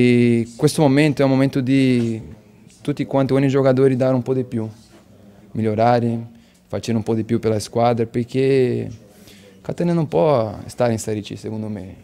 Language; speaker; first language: Italian; non-native, learner; Portuguese